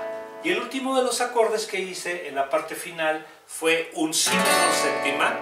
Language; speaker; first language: Spanish; native; Spanish